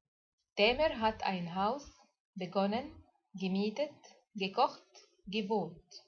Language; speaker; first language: German; non-native, fluent; Arabic